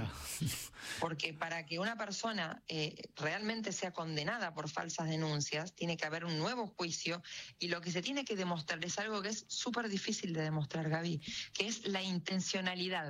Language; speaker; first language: Spanish; native; Spanish